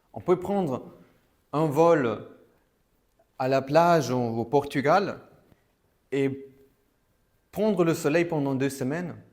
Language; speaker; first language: French; non-native, fluent; German